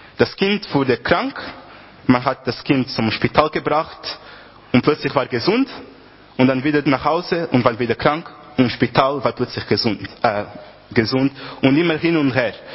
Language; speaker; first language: German; non-native, fluent; Portuguese